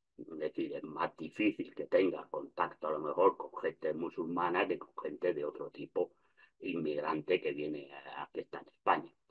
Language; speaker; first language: Spanish; native; Spanish